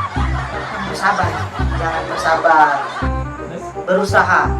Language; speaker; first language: Indonesian; non-native, local second language; Javanese